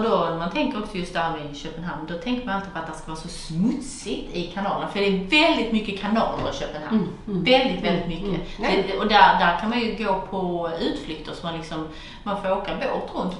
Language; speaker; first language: Swedish; native; Swedish